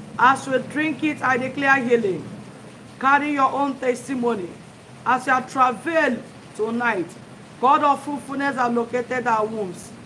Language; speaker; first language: English; non-native, local second language; Igbo